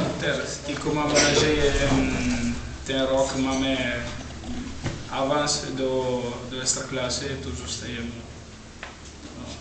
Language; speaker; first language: Polish; non-native, learner; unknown